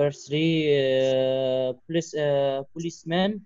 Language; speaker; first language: English; non-native, learner; Arabic